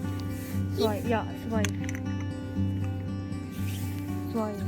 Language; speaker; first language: German; non-native, learner; Urdu